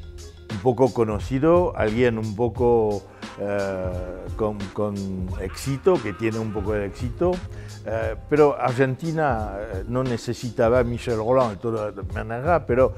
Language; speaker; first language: Spanish; non-native, fluent; French